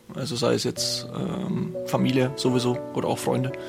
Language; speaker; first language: German; native; German